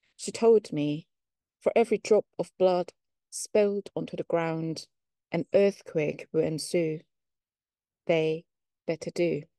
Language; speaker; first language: English; non-native, local second language; Cantonese